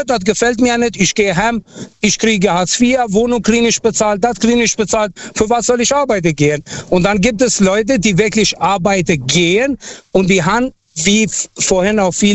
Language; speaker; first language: German; non-native, local second language; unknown